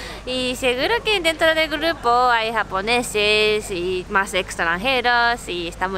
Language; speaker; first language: Spanish; non-native, learner; Japanese